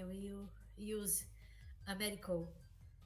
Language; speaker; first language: English; non-native, learner; Portuguese